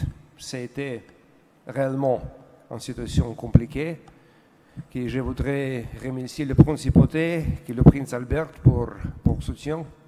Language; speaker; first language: French; non-native, learner; Russian